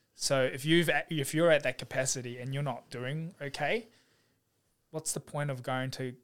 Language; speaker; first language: English; native; English